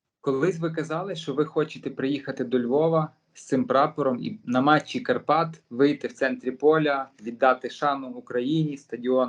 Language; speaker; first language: Ukrainian; native; Ukrainian